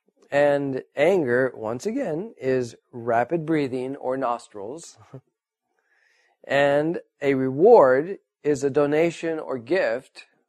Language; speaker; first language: English; native; English